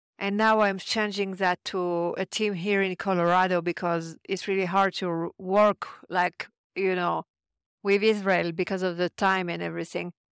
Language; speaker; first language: English; non-native, fluent; French